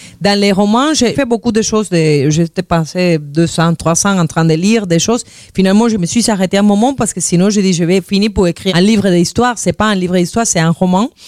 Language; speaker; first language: French; non-native, fluent; Spanish